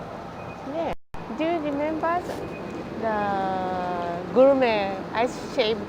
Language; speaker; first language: English; non-native, learner; Japanese